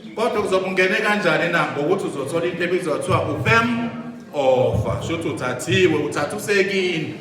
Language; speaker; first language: Zulu; native; Zulu